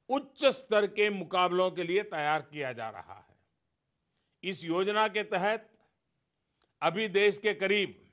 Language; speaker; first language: Hindi; non-native, local second language; Gujarati